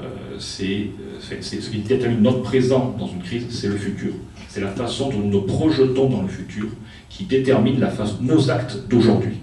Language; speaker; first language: French; native; French